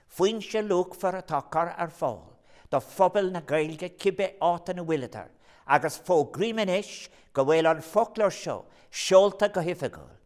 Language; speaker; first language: Irish; non-native, local second language; English